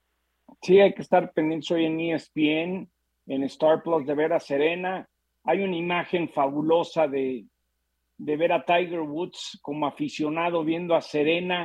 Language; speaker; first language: Spanish; native; Spanish